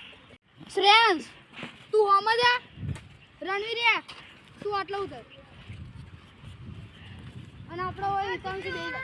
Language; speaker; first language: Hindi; non-native, local second language; Gujarati